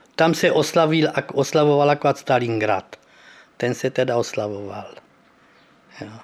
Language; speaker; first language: Czech; early bilingual, heritage; Czech